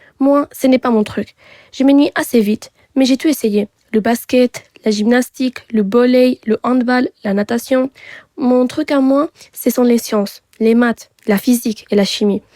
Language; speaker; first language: French; non-native, fluent; Tachelhit